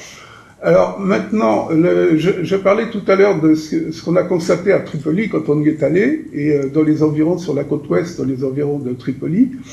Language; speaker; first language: French; native; French